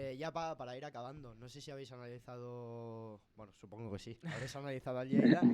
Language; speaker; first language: Spanish; non-native, local second language; Catalan